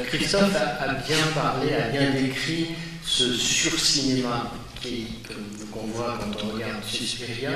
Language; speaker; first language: French; native; French